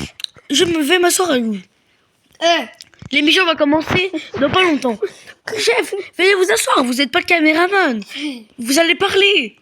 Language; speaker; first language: French; native; French